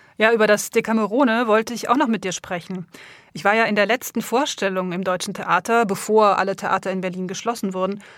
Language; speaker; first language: German; native; German